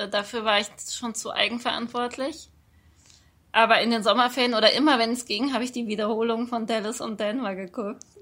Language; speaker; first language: German; early bilingual, other home language; Persian